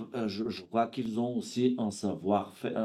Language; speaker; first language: French; non-native, fluent; Bulgarian